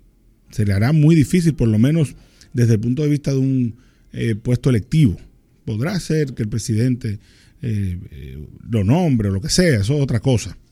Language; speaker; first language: Spanish; native; Spanish